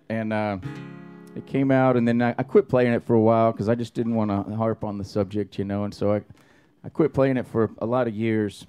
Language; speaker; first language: English; native; English